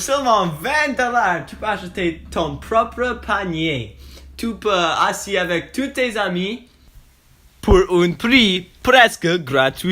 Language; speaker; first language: French; non-native, learner; English